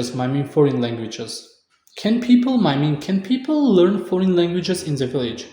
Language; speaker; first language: English; non-native, fluent; Tajik